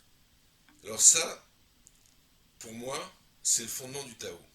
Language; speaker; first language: French; native; French